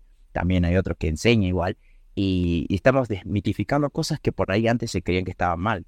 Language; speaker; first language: Spanish; native; Spanish